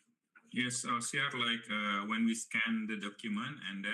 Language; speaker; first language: English; non-native, learner; Indonesian